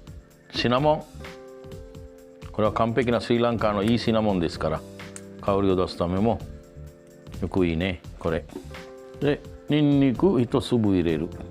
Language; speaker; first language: Japanese; non-native, fluent; Sinhala